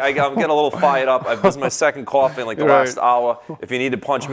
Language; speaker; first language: English; native; English